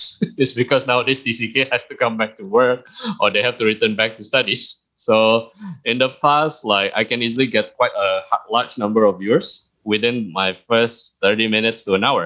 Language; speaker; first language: English; early bilingual, other home language; Indonesian